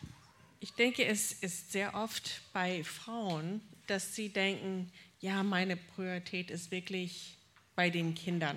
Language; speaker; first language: German; non-native, fluent; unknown